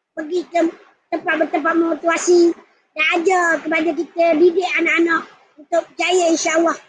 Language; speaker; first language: Malay; native; Malay